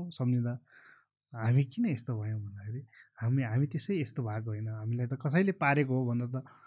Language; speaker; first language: Nepali; non-native, local second language; Eastern Tamang